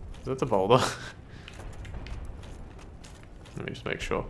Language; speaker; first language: English; native; English